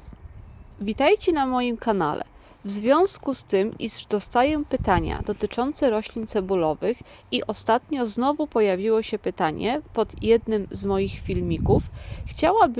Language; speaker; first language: Polish; native; Polish